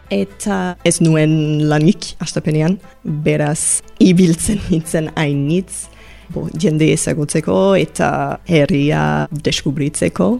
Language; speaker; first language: Basque; non-native, learner; English